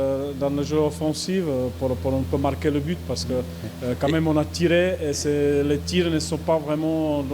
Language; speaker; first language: French; non-native, fluent; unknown